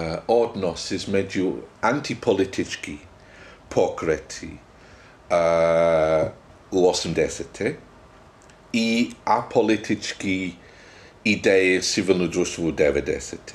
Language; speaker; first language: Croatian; non-native, fluent; English